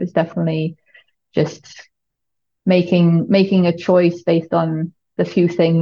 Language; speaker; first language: English; native; English